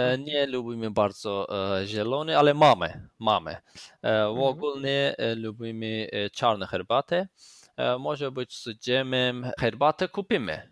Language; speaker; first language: Polish; non-native, learner; Azerbaijani